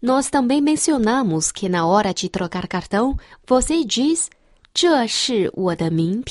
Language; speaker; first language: Portuguese; non-native, fluent; Chinese